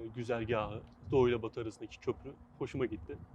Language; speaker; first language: Turkish; native; Turkish